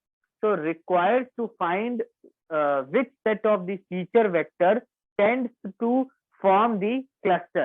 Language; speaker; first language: English; non-native, local second language; Hindi